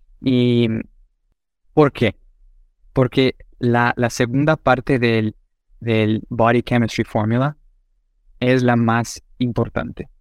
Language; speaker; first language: Spanish; non-native, fluent; Portuguese